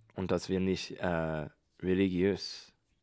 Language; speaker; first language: German; non-native, learner; English